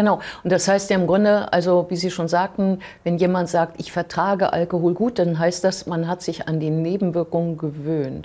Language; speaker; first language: German; native; German